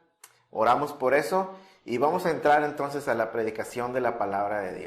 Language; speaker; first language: Spanish; native; Spanish